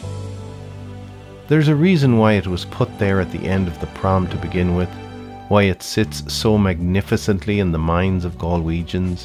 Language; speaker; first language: English; native; English